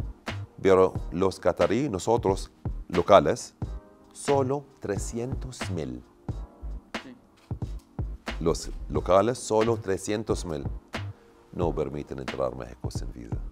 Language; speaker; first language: Spanish; non-native, learner; Arabic